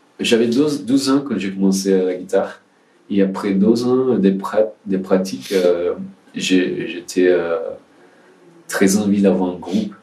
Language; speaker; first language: French; non-native, learner; Portuguese